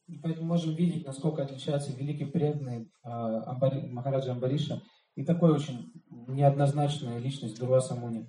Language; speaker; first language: Russian; native; Russian